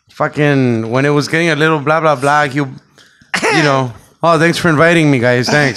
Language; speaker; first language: English; early bilingual, other home language; Spanish